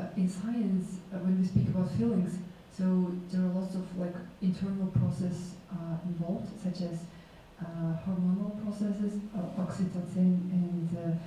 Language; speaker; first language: English; non-native, fluent; Mongolian